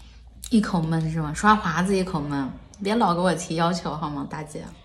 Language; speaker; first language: Chinese; native; Chinese